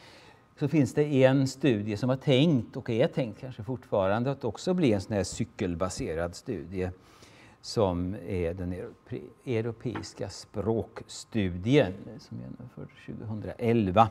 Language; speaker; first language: Swedish; native; Swedish